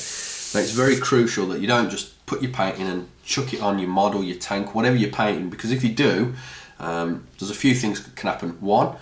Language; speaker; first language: English; native; English